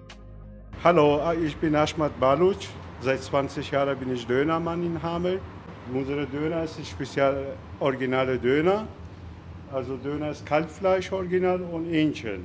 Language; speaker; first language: German; non-native, learner; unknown